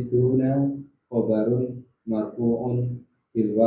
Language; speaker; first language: Arabic; non-native, learner; Indonesian